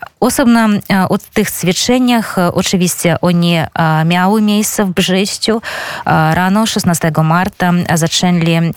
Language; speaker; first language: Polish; non-native, fluent; Belarusian